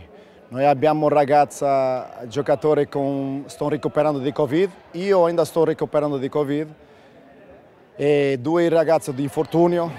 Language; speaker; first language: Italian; non-native, learner; Portuguese